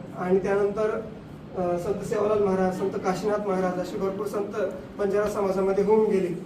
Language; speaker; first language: Marathi; non-native, local second language; Lambadi